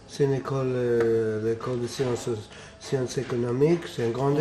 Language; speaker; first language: French; non-native, fluent; English